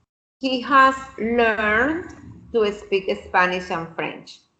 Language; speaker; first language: English; non-native, fluent; Spanish